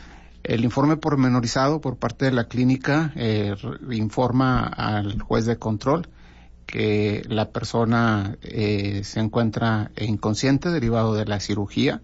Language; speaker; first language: Spanish; native; Spanish